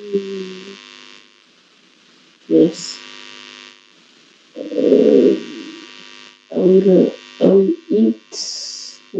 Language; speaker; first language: English; non-native, learner; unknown